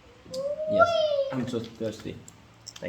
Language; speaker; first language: English; non-native, learner; Lao